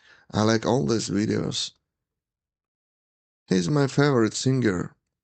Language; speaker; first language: English; non-native, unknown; Ukrainian